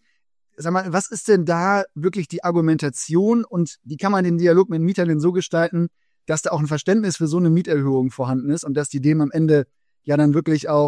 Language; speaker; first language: German; native; German